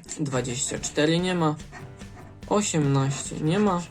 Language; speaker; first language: Polish; native; Polish